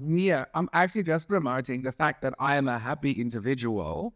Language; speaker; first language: English; non-native, local second language; Afrikaans